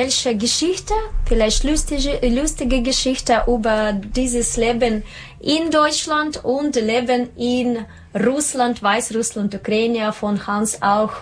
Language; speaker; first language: German; non-native, learner; Russian